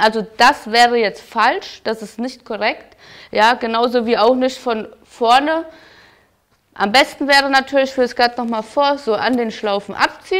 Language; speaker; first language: German; native; German